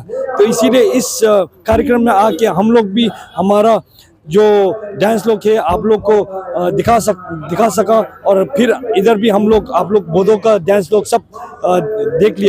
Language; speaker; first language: Hindi; non-native, fluent; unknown